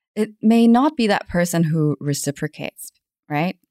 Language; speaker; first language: English; non-native, fluent; German